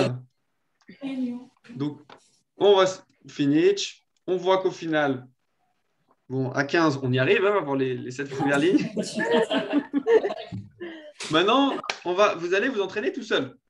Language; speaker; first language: French; native; French